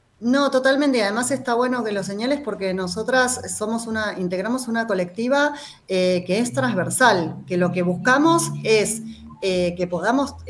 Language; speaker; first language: Spanish; native; Spanish